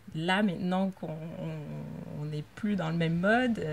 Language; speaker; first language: French; native; French